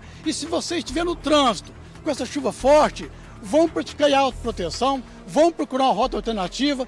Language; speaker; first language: Portuguese; native; Portuguese